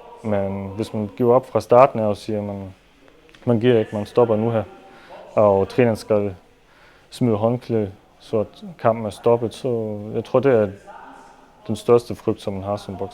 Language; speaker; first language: Danish; non-native, local second language; German